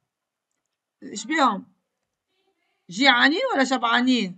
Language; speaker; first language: Arabic; native; Arabic